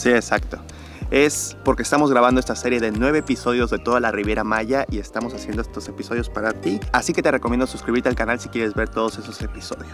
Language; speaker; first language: Spanish; native; Spanish